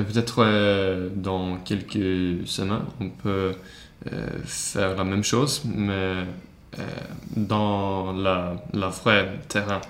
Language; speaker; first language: French; non-native, learner; Swedish